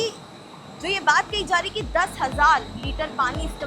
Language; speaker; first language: Hindi; native; Hindi